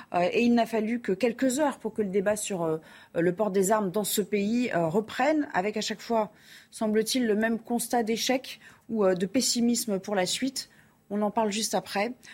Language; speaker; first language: French; native; French